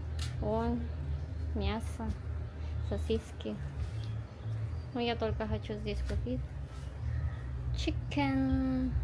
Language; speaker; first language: Russian; non-native, learner; Filipino